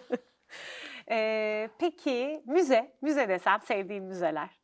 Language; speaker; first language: Turkish; native; Turkish